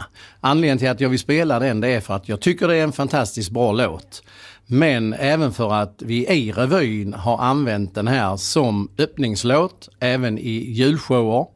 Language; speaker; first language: Swedish; native; Swedish